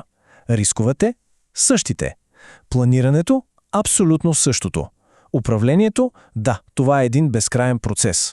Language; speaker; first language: Bulgarian; native; Bulgarian